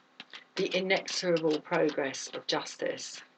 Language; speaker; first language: English; native; English